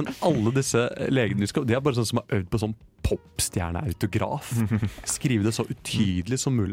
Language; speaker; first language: Norwegian; native; Norwegian